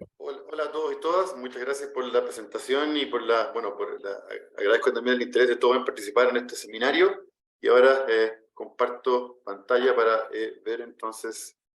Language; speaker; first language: Spanish; native; Spanish